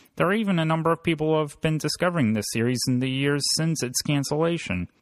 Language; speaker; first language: English; native; English